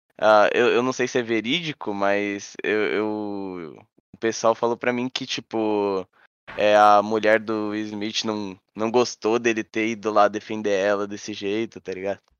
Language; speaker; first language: Portuguese; native; Portuguese